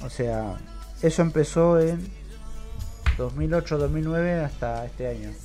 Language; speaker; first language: Spanish; native; Spanish